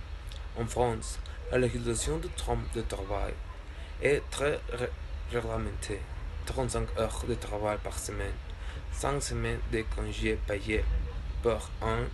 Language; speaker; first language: French; non-native, learner; Spanish